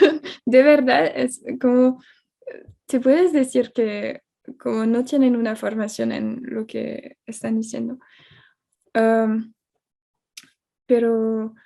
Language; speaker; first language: Spanish; non-native, fluent; French